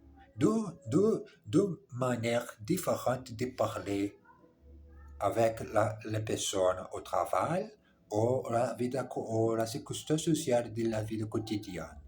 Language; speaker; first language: French; non-native, learner; English